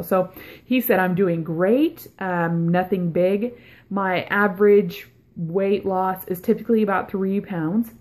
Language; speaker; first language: English; native; English